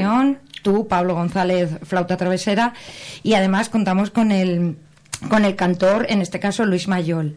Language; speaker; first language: Spanish; native; Spanish